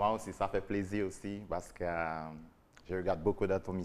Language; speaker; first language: French; non-native, learner; English